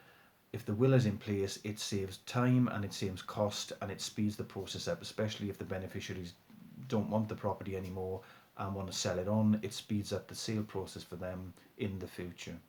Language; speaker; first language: English; native; English